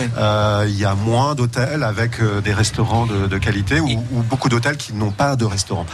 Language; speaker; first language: French; native; French